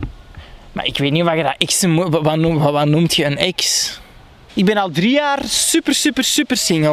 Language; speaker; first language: Dutch; native; Dutch